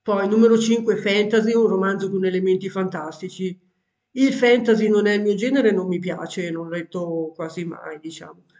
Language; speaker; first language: Italian; native; Italian